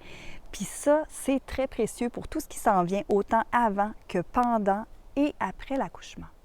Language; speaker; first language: French; native; French